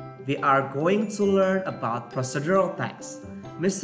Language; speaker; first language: English; non-native, fluent; Indonesian